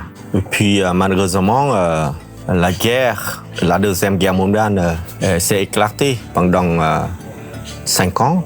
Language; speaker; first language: French; non-native, fluent; Vietnamese